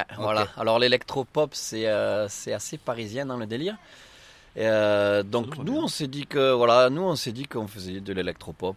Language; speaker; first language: French; native; French